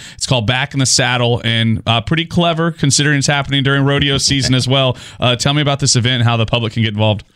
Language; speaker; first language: English; native; English